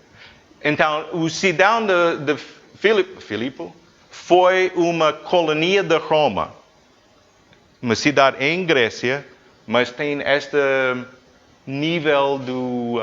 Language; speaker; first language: Portuguese; non-native, fluent; English